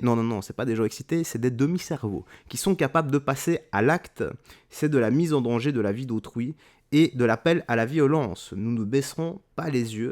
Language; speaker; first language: French; native; French